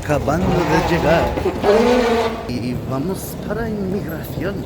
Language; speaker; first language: Spanish; non-native, fluent; English